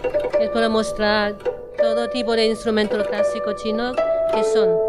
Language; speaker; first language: Spanish; non-native, learner; Chinese